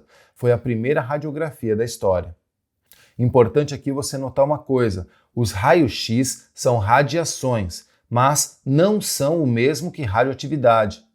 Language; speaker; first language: Portuguese; native; Portuguese